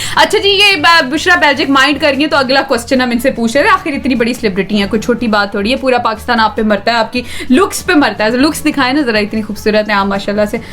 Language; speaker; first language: Urdu; native; Urdu